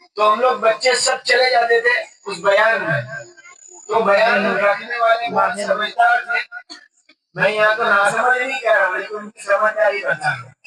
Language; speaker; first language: Urdu; native; Urdu